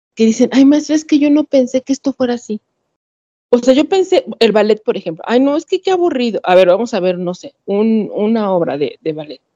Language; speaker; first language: Spanish; native; Spanish